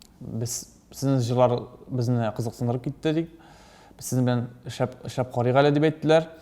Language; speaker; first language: Tatar; native; Tatar